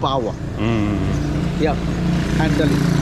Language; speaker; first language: English; non-native, learner; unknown